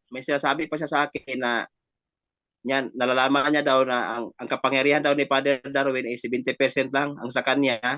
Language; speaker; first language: Filipino; non-native, local second language; Hiligaynon